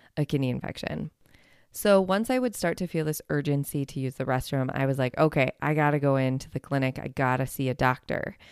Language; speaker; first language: English; native; English